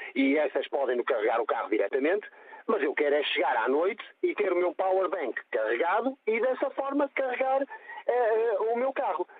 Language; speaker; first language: Portuguese; native; Portuguese